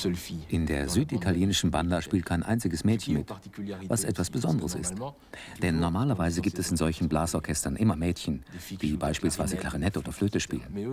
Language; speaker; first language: German; native; German